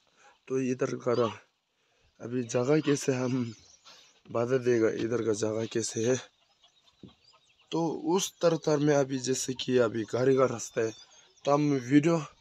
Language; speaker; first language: Hindi; non-native, local second language; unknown